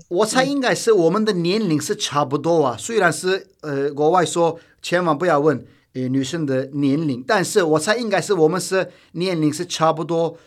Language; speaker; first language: Chinese; non-native, fluent; Turkish